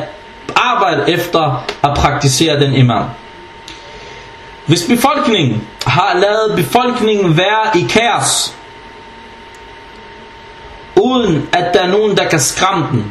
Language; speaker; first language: Danish; early bilingual, other home language; Arabic